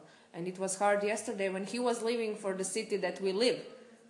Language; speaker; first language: English; non-native, fluent; Croatian